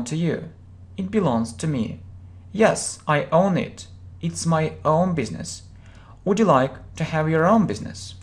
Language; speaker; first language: English; non-native, fluent; Russian